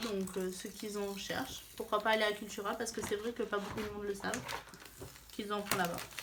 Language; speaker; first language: French; native; French